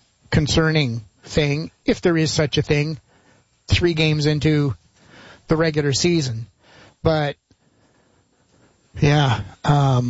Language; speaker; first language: English; native; English